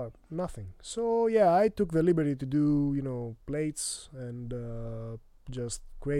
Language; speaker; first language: English; non-native, fluent; Greek